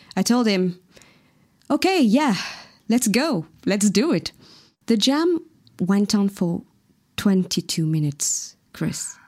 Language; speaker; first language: English; non-native, fluent; Morisyen